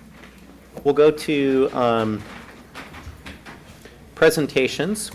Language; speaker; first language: English; native; English